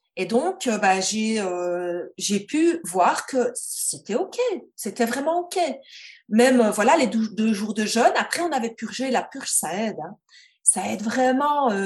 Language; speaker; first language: French; native; French